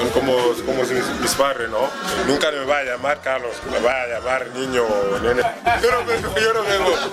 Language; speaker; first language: Spanish; non-native, fluent; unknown